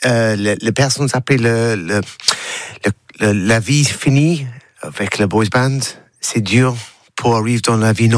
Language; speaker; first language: French; non-native, learner; English